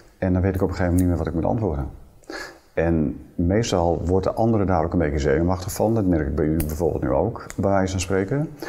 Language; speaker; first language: Dutch; native; Dutch